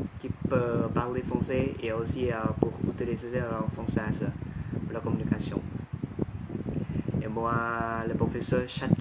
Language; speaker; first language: French; non-native, learner; Thai